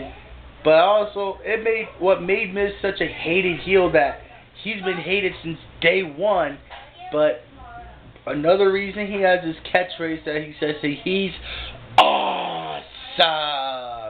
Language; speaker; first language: English; native; English